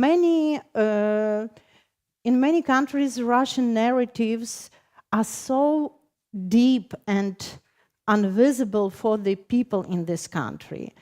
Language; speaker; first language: English; non-native, fluent; Ukrainian